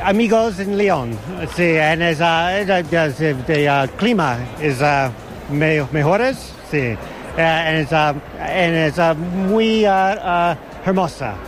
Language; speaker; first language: Spanish; non-native, learner; English